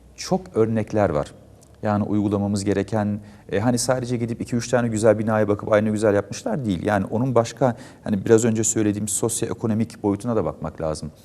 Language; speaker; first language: Turkish; early bilingual, heritage; Turkish